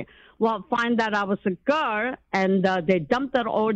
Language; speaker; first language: English; non-native, learner; Korean